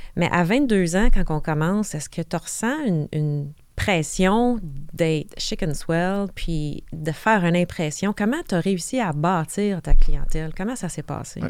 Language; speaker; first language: French; native; French